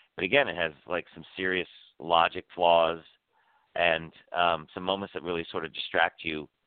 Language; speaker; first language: English; native; English